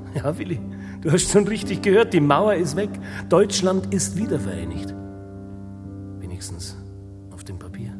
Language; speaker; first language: German; native; German